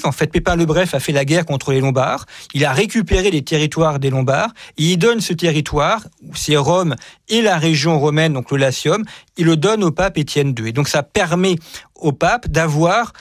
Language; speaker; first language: French; native; French